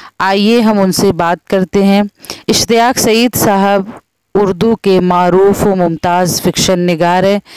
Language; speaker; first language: Hindi; native; Hindi